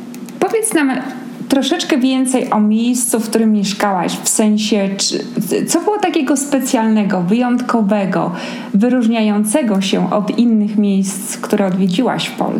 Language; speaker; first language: Polish; native; Polish